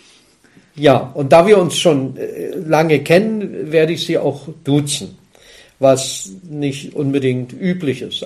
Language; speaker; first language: German; native; German